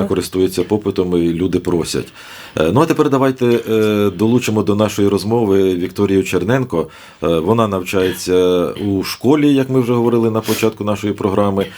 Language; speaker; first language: Ukrainian; native; Ukrainian